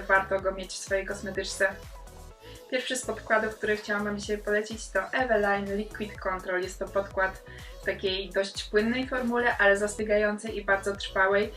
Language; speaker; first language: Polish; native; Polish